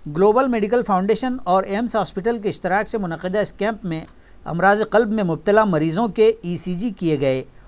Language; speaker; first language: Urdu; native; Urdu